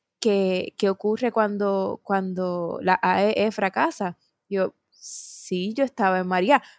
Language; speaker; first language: Spanish; native; Spanish